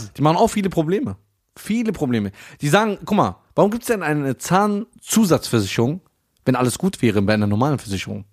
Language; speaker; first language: German; early bilingual, other home language; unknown